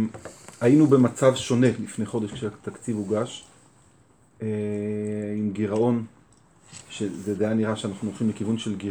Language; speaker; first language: Hebrew; native; Hebrew